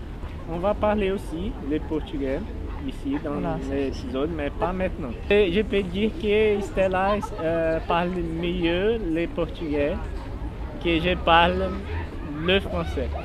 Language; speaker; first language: French; non-native, learner; Portuguese